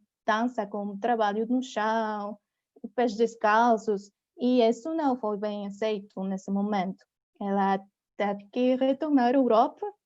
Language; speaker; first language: Portuguese; non-native, fluent; Spanish